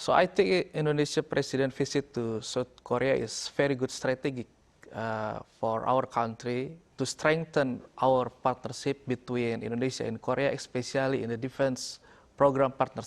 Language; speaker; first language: English; non-native, learner; Indonesian